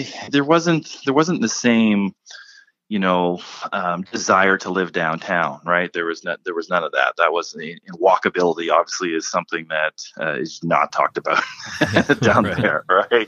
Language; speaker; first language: English; native; English